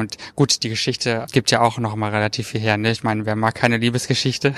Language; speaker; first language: German; native; German